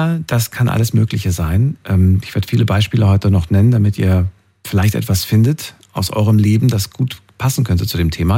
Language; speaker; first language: German; native; German